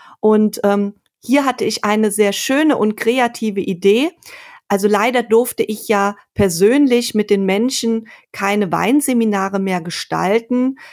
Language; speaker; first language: German; native; German